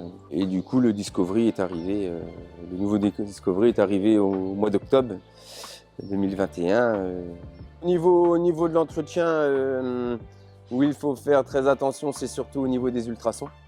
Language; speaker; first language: French; native; French